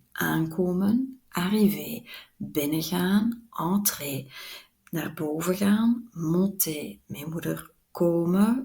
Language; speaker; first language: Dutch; non-native, local second language; French